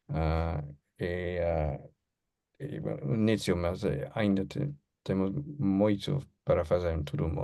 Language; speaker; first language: Portuguese; non-native, learner; English